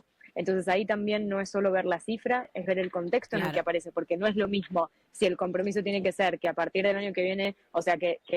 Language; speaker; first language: Spanish; native; Spanish